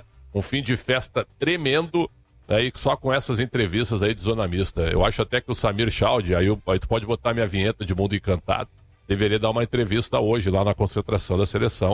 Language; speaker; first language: Portuguese; native; Portuguese